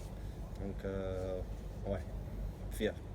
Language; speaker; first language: French; non-native, learner; English